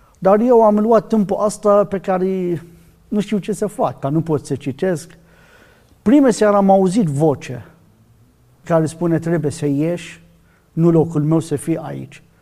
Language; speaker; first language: Romanian; non-native, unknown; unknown